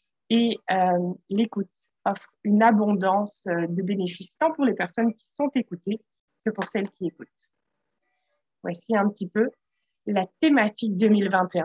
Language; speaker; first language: French; native; French